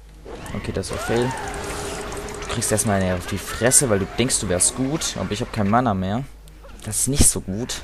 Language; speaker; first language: German; native; German